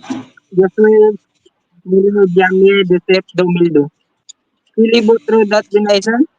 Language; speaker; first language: French; non-native, learner; Filipino